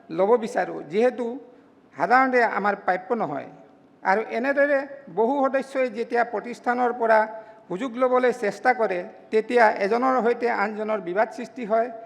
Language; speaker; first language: Assamese; non-native, local second language; Mising